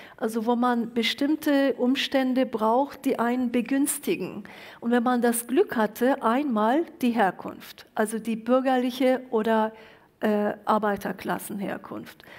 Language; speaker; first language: German; early bilingual, other home language; Turkish